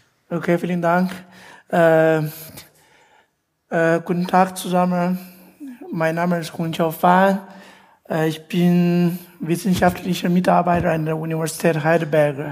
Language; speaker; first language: German; non-native, fluent; Chinese